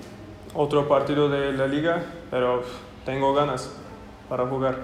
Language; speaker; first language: Spanish; non-native, learner; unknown